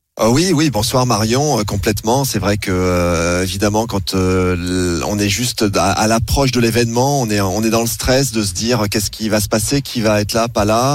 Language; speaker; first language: French; native; French